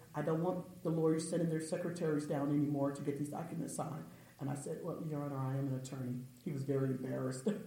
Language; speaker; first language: English; native; English